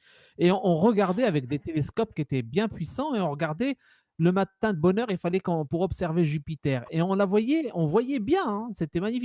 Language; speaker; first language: French; native; French